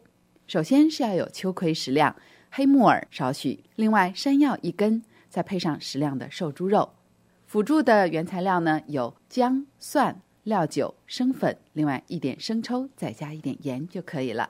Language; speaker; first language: Chinese; native; Chinese